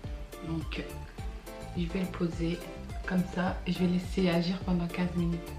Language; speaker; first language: French; early bilingual, other home language; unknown